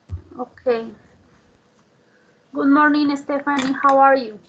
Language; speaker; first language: English; non-native, fluent; Spanish